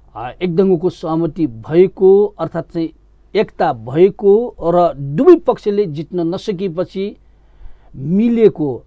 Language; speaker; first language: Nepali; non-native, local second language; Newari